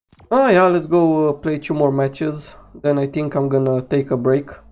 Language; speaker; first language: English; non-native, fluent; Romanian